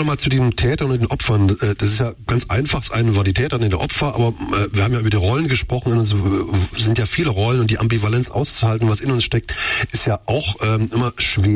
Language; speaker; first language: German; native; German